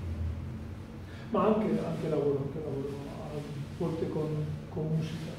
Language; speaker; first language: Italian; non-native, fluent; Spanish